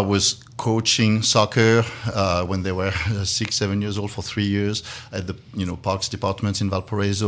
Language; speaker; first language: English; non-native, fluent; French